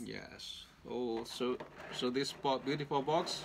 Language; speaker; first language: English; non-native, learner; Chinese